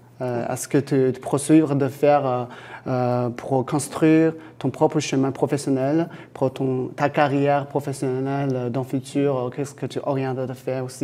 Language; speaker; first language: French; non-native, fluent; Chinese